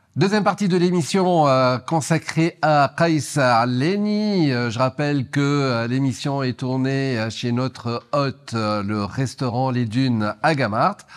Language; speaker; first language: French; non-native, local second language; Arabic